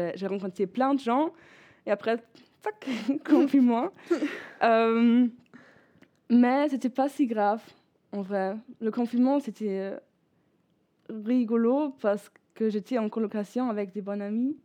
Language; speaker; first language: French; non-native, fluent; German